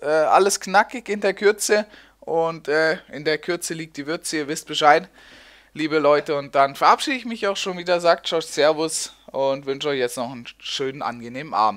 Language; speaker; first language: German; native; German